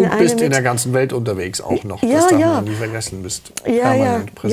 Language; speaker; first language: German; native; German